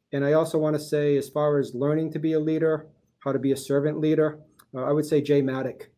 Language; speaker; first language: English; early bilingual, other home language; Portuguese